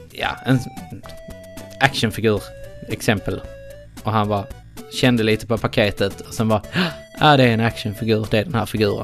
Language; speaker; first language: Swedish; native; Swedish